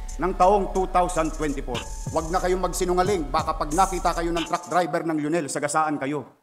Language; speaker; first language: Filipino; native; Filipino